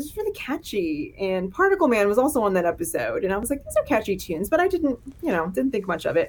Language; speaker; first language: English; native; English